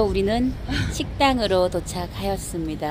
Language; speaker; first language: Korean; native; Korean